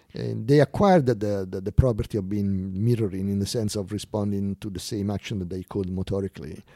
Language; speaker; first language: English; non-native, fluent; Italian